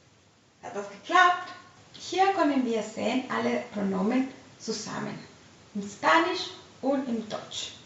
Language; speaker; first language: German; non-native, fluent; Spanish